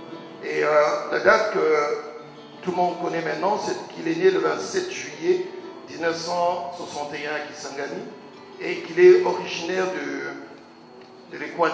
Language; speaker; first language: French; non-native, local second language; Lingala